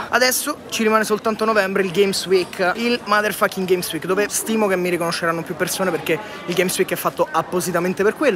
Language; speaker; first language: Italian; native; Italian